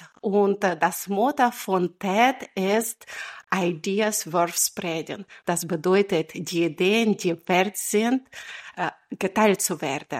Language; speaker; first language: German; non-native, fluent; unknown